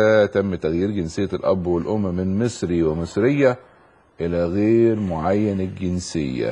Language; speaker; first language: Arabic; native; Arabic